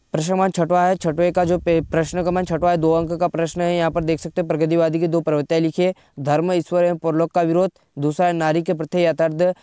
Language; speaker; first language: Hindi; native; Hindi